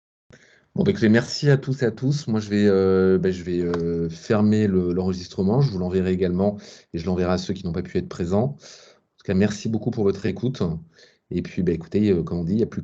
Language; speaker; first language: French; native; French